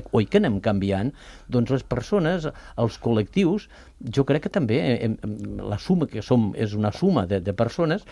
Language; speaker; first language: Catalan; native; Catalan